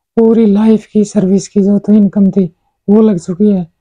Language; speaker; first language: Hindi; native; Hindi